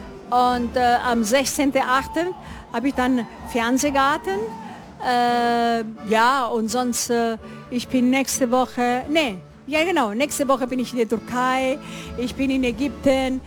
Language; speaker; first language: German; non-native, fluent; Italian